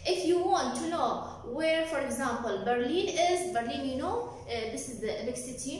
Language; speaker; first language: English; non-native, fluent; Arabic